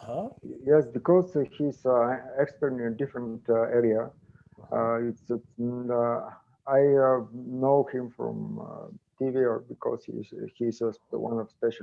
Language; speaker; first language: English; non-native, learner; Bulgarian